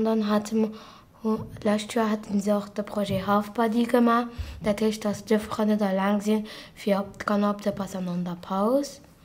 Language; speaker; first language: German; non-native, local second language; Luxembourgish